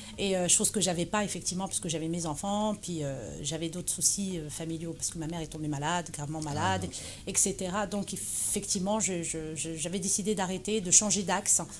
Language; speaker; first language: French; early bilingual, other home language; Arabic